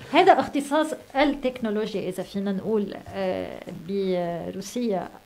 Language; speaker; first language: Arabic; native; Arabic